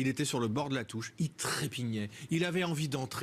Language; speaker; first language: French; native; French